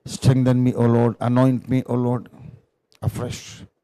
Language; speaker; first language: English; non-native, local second language; Telugu